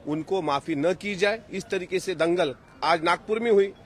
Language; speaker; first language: Hindi; non-native, local second language; Marathi